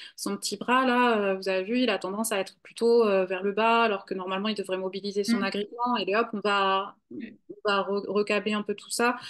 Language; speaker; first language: French; native; French